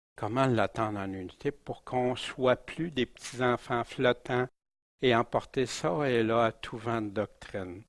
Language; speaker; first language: French; native; French